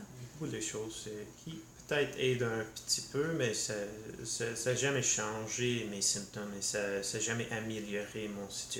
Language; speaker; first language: French; non-native, learner; English